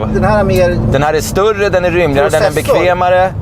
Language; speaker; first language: Swedish; native; Swedish